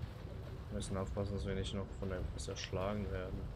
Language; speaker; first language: German; native; German